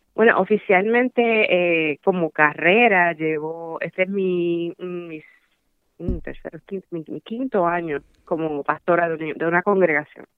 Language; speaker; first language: Spanish; early bilingual, heritage; Spanish